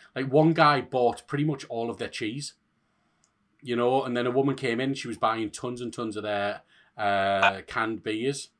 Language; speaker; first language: English; native; English